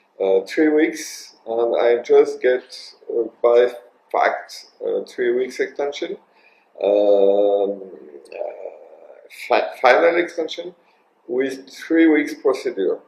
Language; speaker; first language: English; non-native, learner; French